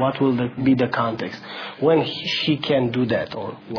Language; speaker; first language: English; non-native, fluent; Romanian